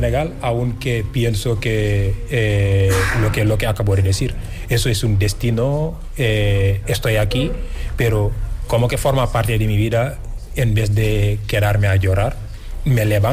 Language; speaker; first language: Spanish; non-native, fluent; Wolof